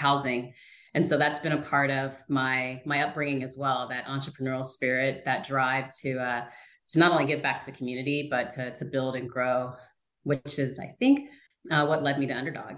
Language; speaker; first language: English; native; English